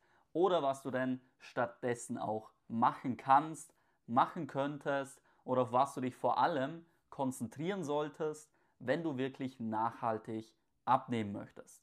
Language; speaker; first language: German; native; German